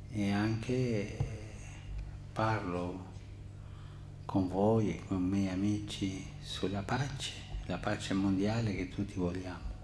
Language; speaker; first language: Italian; non-native, fluent; Spanish